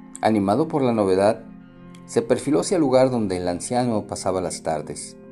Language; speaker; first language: Spanish; native; Spanish